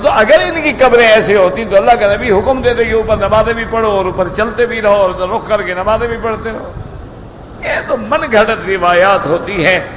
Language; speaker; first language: Urdu; native; Urdu